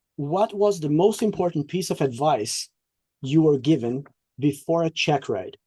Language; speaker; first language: English; non-native, fluent; Portuguese